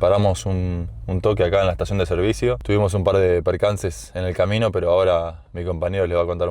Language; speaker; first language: Spanish; native; Spanish